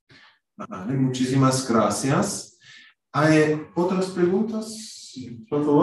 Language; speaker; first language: Spanish; non-native, fluent; German